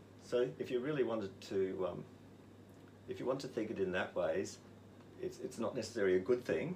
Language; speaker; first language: English; native; English